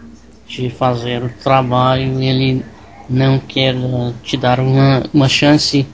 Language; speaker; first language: Portuguese; non-native, learner; English